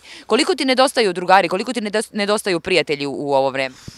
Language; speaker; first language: Serbian; native; Serbian